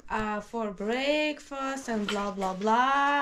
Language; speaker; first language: English; non-native, learner; Russian